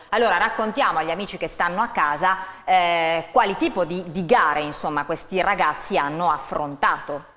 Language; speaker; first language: Italian; native; Italian